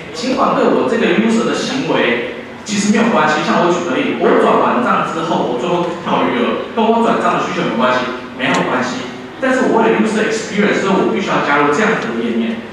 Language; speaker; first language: Chinese; native; Chinese